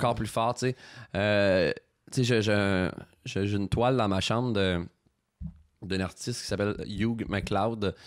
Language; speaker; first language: French; native; French